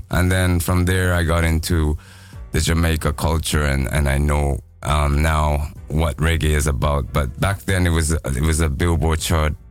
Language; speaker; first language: English; non-native, fluent; Japanese